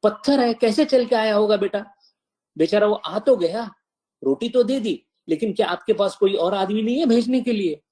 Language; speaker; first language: Hindi; non-native, local second language; Marathi